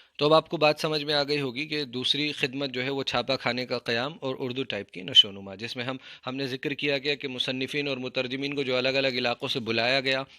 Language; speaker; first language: Urdu; native; Urdu